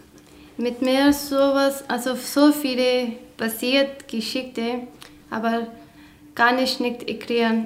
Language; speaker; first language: German; non-native, learner; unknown